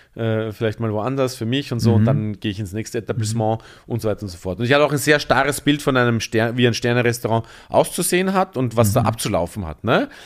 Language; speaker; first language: German; native; German